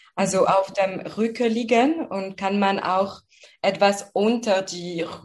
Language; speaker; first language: German; non-native, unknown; French